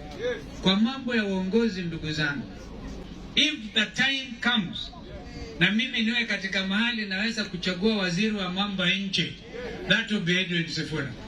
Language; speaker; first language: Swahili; non-native, local second language; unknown